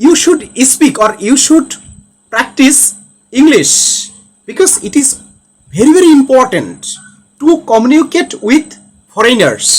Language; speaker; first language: English; non-native, learner; Bangla